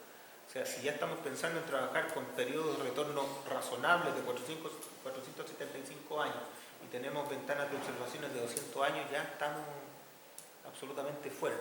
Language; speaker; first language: Spanish; native; Spanish